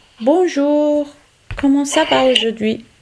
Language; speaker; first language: French; non-native, local second language; Italian